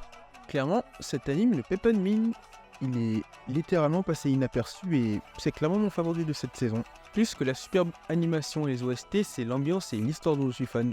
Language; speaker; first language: French; native; French